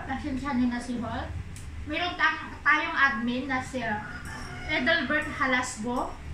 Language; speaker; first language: Filipino; non-native, local second language; Cebuano